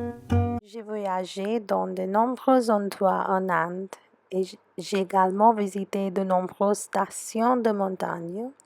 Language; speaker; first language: French; non-native, fluent; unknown